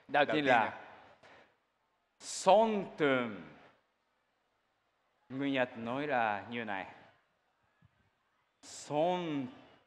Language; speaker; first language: Vietnamese; non-native, learner; Japanese